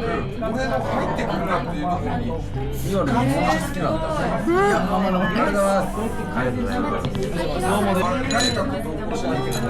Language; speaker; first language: Japanese; native; Japanese